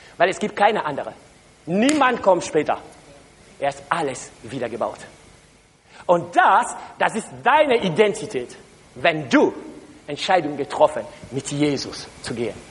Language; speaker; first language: German; non-native, learner; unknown